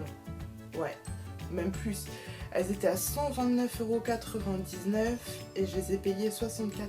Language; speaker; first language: French; native; French